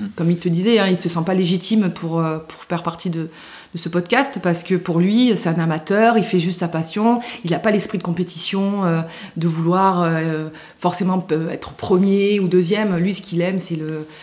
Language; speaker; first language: French; native; French